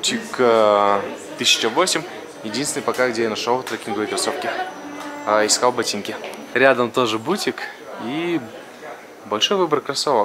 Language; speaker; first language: Russian; native; Russian